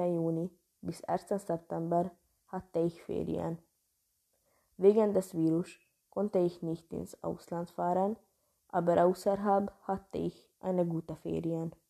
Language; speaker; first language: German; non-native, learner; Hungarian